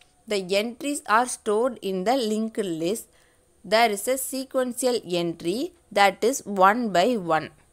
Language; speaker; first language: English; non-native, local second language; Tamil